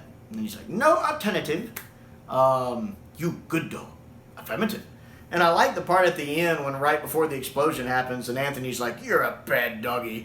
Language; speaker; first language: English; native; English